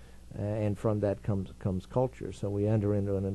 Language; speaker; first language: English; native; English